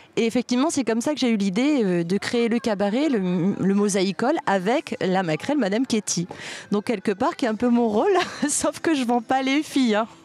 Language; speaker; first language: French; native; French